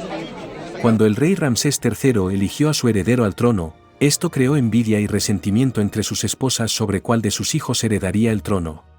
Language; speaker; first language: Spanish; native; Spanish